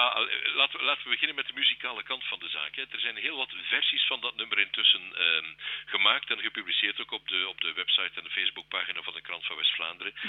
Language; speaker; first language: Dutch; native; Dutch